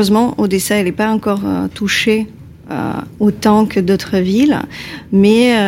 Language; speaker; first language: French; non-native, fluent; Ukrainian